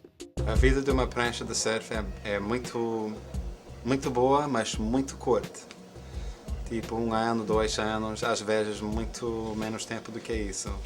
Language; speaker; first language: Portuguese; non-native, fluent; English